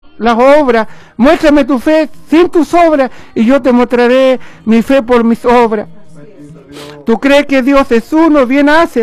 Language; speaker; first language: Spanish; native; Spanish